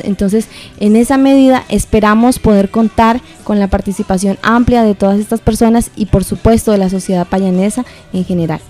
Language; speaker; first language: Spanish; native; Spanish